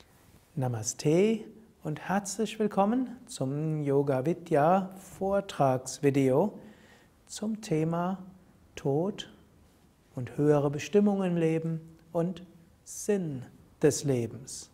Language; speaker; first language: German; native; German